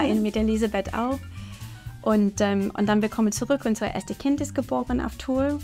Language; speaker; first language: German; non-native, fluent; English